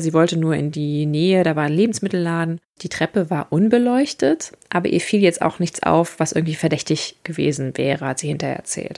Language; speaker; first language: German; native; German